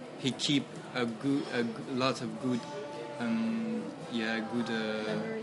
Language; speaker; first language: English; non-native, learner; French